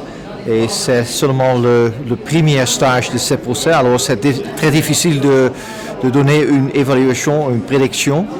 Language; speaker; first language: French; non-native, learner; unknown